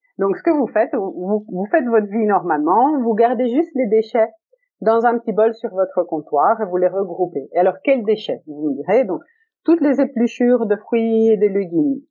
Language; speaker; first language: French; early bilingual, other home language; Italian